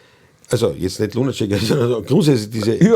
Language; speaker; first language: German; native; German